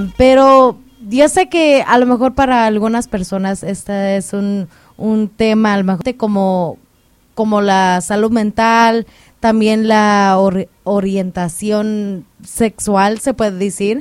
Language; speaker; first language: Spanish; early bilingual, heritage; Spanish